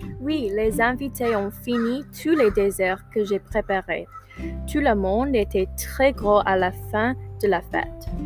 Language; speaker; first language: French; non-native, learner; English